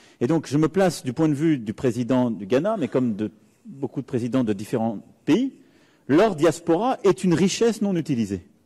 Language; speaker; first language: French; native; French